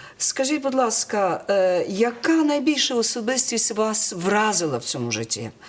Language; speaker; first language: Ukrainian; native; Ukrainian